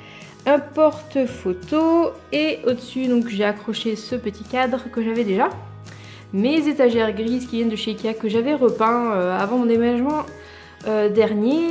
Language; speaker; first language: French; native; French